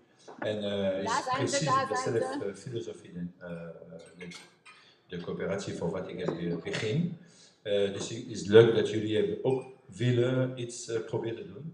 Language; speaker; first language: Dutch; non-native, learner; French